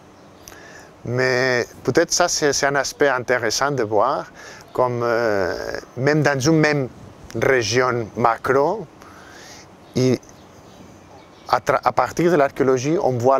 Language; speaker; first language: French; non-native, fluent; Catalan